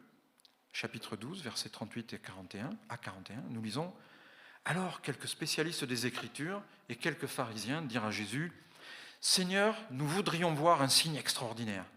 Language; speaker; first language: French; native; French